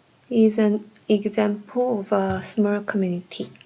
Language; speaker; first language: English; non-native, learner; Korean